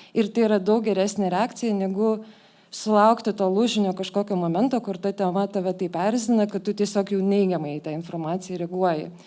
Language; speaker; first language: Lithuanian; native; Lithuanian